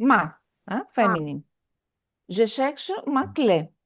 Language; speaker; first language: French; non-native, fluent; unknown